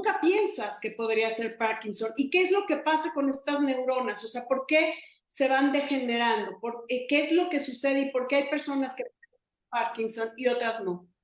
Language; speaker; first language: Spanish; native; Spanish